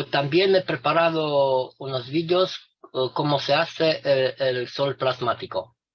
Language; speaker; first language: Spanish; non-native, fluent; Romanian